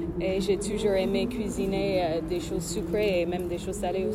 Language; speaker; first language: French; non-native, fluent; English